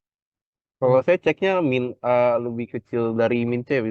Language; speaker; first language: Indonesian; native; Indonesian